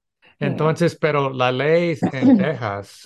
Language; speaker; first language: Spanish; early bilingual, heritage; English